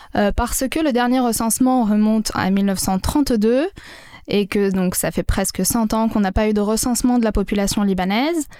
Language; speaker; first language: French; non-native, local second language; Arabic